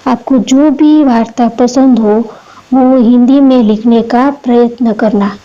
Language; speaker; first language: Hindi; non-native, local second language; Gujarati